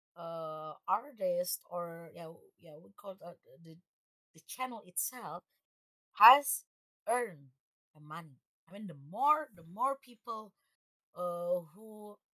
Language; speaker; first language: English; non-native, fluent; Indonesian